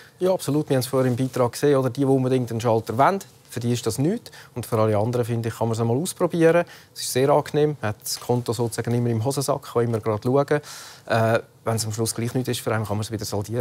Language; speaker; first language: German; native; German